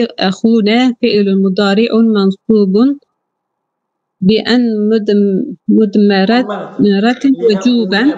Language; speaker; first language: Arabic; non-native, learner; Turkish